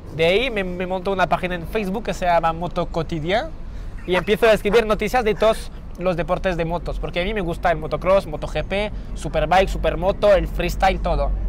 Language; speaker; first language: Spanish; non-native, fluent; French